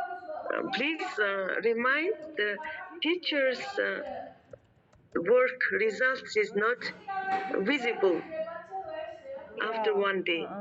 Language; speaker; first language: English; non-native, learner; Mongolian